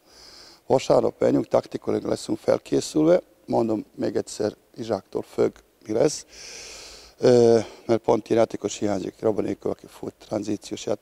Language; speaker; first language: Hungarian; non-native, learner; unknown